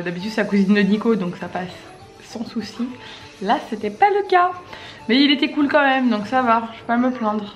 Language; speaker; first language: French; native; French